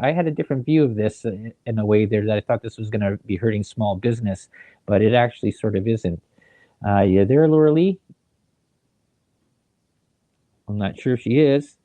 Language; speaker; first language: English; native; English